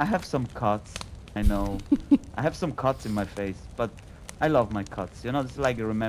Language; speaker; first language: English; non-native, fluent; Italian